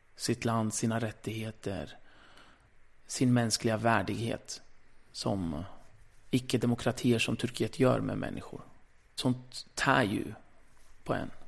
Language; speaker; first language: Swedish; early bilingual, other home language; Kurdish